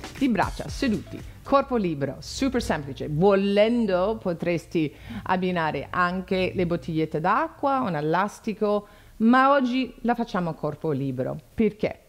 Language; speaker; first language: Italian; non-native, fluent; English